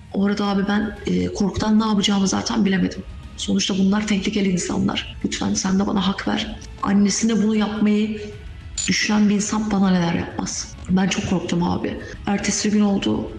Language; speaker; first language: Turkish; native; Turkish